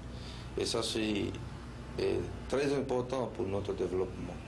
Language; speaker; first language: French; non-native, fluent; Spanish